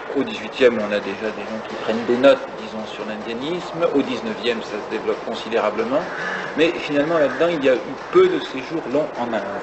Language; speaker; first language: French; native; French